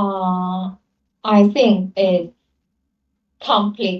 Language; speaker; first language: English; non-native, learner; Chinese